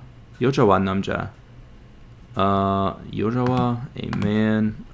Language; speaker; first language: Korean; non-native, learner; English